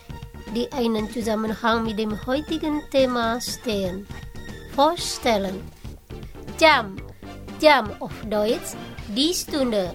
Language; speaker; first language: German; non-native, learner; Indonesian